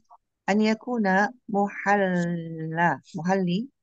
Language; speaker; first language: Arabic; non-native, learner; Indonesian